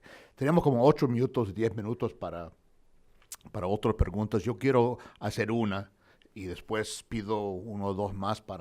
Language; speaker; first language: Spanish; non-native, fluent; English